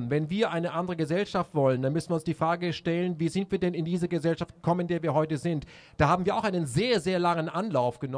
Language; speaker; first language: German; native; German